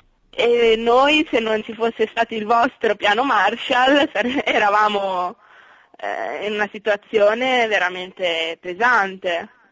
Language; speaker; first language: Italian; native; Italian